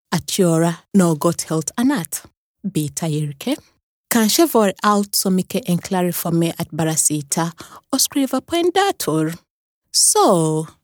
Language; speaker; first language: Swedish; non-native, fluent; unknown